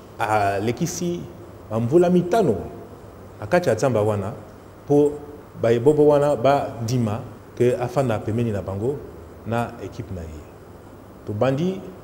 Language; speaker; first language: Lingala; native; Lingala